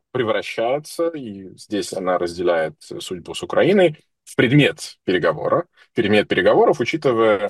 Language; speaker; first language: Russian; native; Russian